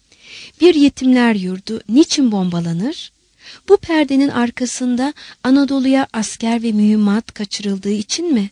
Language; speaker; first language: Turkish; native; Turkish